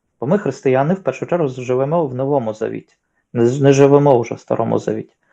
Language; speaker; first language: Ukrainian; native; Ukrainian